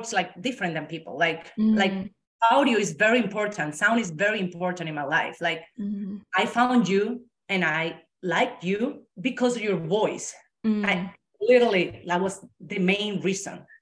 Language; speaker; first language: English; non-native, fluent; Spanish